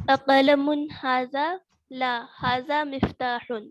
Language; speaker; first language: Arabic; non-native, learner; Hindi